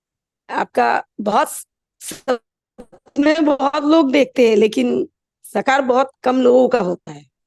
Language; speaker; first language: Hindi; non-native, local second language; Bangla